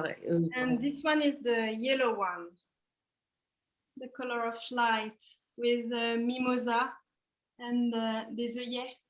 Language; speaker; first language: English; non-native, learner; French